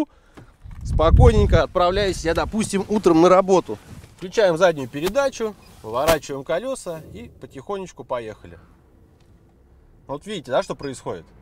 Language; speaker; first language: Russian; native; Russian